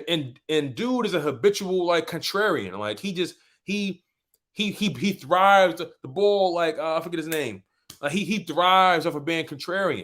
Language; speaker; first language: English; native; English